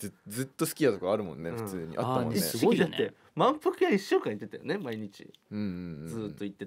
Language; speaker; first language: Japanese; native; Japanese